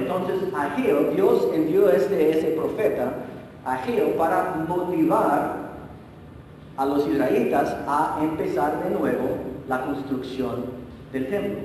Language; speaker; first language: Spanish; non-native, fluent; English